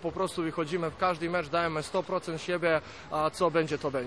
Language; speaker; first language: Polish; non-native, fluent; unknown